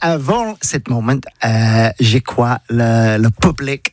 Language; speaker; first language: French; non-native, learner; English